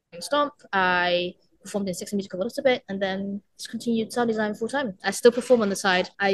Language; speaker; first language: English; non-native, local second language; Cantonese